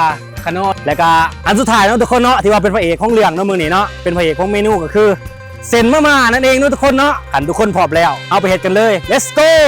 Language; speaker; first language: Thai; non-native, local second language; Northeastern Thai